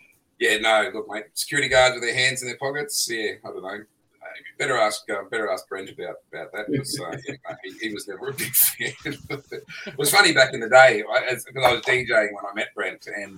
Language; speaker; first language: English; native; English